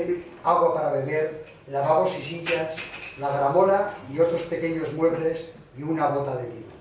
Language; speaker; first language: Spanish; native; Spanish